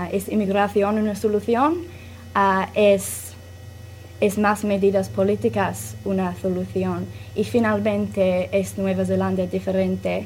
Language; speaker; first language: Spanish; non-native, learner; English